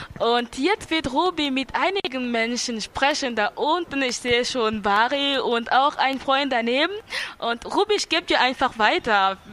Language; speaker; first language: German; non-native, fluent; French